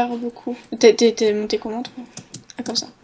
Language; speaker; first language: French; native; French